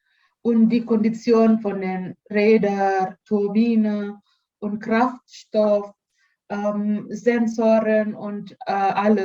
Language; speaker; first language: German; non-native, learner; Indonesian